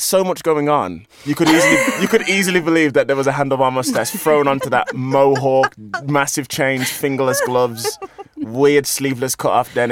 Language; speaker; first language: English; native; English